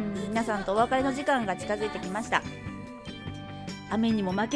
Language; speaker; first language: Japanese; native; Japanese